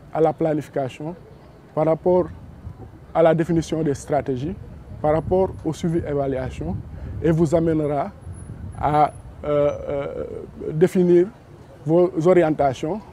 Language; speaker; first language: French; non-native, local second language; Wolof